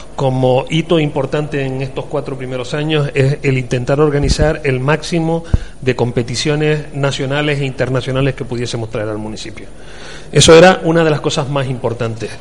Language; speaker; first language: Spanish; native; Spanish